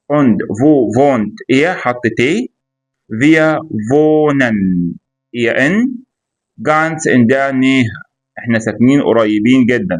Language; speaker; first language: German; non-native, fluent; Arabic